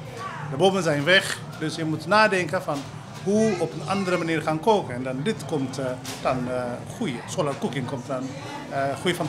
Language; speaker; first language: Dutch; non-native, fluent; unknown